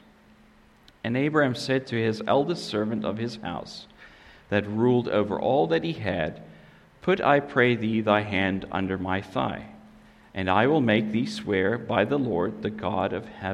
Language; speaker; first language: English; non-native, local second language; Afrikaans